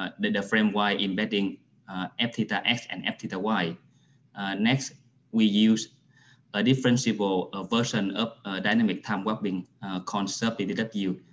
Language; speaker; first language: English; non-native, fluent; Vietnamese